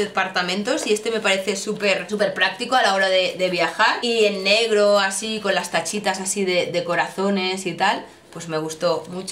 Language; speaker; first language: Spanish; native; Spanish